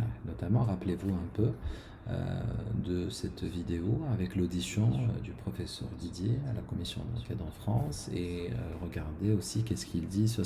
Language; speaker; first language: French; non-native, local second language; Arabic